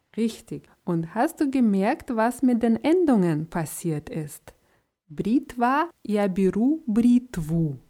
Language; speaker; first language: German; non-native, fluent; Russian